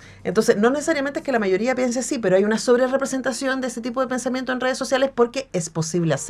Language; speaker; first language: Spanish; native; Spanish